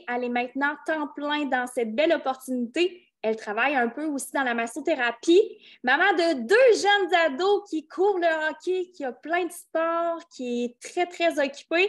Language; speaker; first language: French; native; French